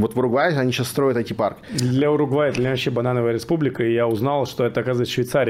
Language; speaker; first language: Russian; native; Russian